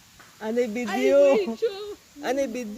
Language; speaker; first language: Thai; non-native, learner; Filipino